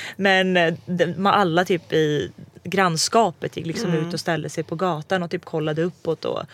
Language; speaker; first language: Swedish; early bilingual, other home language; Croatian